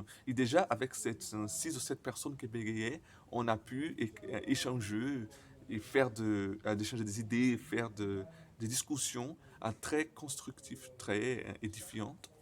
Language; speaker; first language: French; non-native, learner; Portuguese